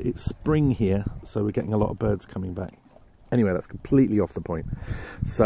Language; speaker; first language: English; native; English